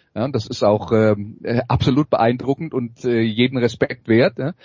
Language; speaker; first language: German; non-native, fluent; French